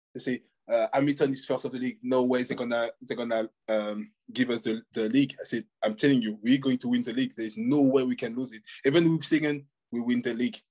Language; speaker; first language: English; non-native, fluent; French